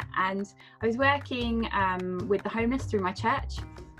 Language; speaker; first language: English; native; English